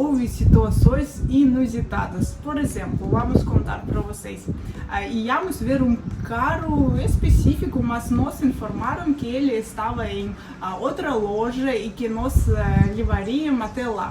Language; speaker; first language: Portuguese; non-native, fluent; Russian